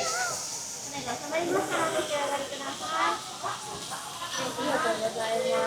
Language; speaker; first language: Japanese; native; Japanese